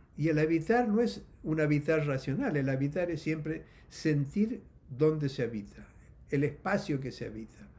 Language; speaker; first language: Spanish; native; Spanish